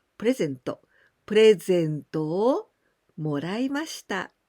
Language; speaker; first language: Japanese; non-native, fluent; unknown